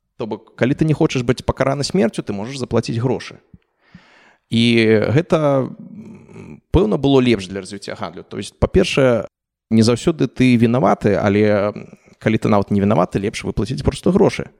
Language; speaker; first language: Belarusian; non-native, local second language; Russian